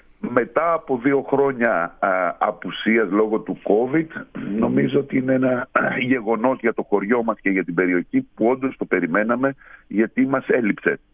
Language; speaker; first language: Greek; native; Greek